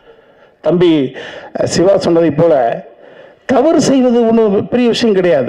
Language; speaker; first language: Tamil; native; Tamil